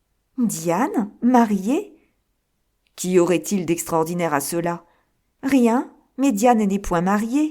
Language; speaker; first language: French; native; French